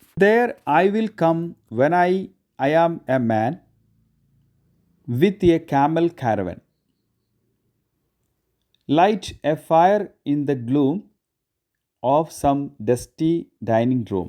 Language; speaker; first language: English; non-native, local second language; Malayalam